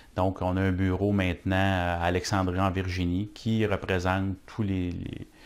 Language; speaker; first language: French; native; French